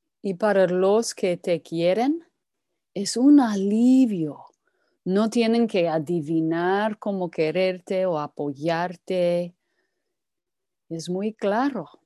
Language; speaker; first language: Spanish; non-native, fluent; English